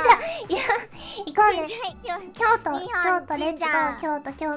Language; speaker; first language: Japanese; native; Japanese